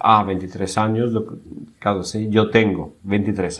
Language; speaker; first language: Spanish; non-native, fluent; Bulgarian